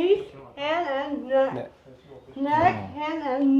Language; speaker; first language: English; non-native, learner; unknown